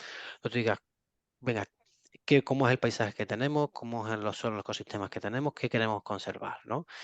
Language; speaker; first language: Spanish; native; Spanish